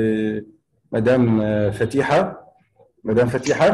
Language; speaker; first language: French; non-native, fluent; Arabic